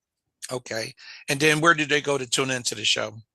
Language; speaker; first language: English; native; English